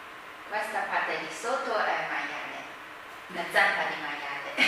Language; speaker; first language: Italian; non-native, fluent; Chinese